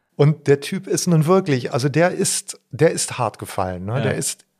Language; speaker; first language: German; native; German